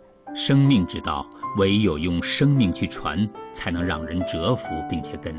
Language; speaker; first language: Chinese; native; Chinese